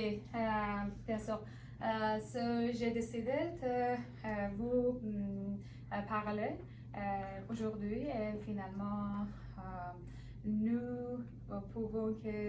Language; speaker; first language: French; non-native, learner; Persian